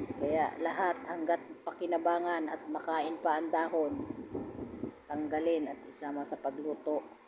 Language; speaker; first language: Filipino; non-native, local second language; Cebuano